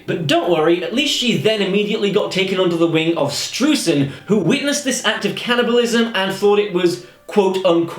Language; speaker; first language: English; native; English